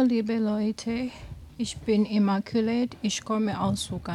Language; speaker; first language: German; non-native, learner; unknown